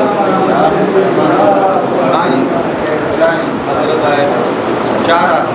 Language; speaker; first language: German; non-native, learner; Urdu